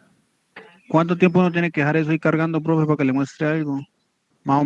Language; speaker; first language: Spanish; native; Spanish